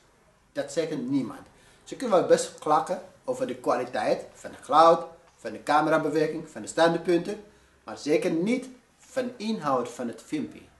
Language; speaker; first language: Dutch; non-native, fluent; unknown